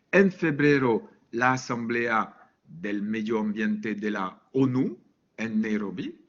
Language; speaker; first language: Spanish; non-native, fluent; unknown